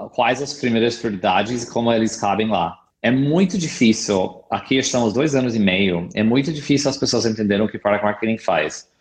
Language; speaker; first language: Portuguese; non-native, fluent; English